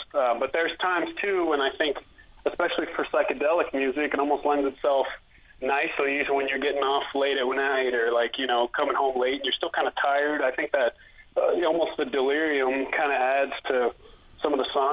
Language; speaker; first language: English; native; English